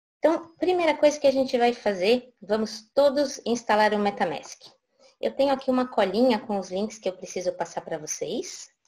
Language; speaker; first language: Portuguese; native; Portuguese